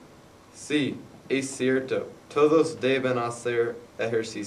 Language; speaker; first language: Spanish; non-native, learner; English